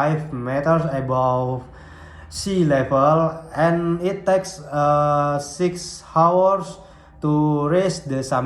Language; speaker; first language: English; non-native, learner; Indonesian